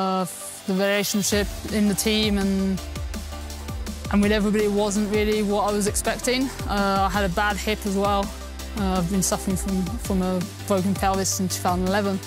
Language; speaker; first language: English; early bilingual, heritage; English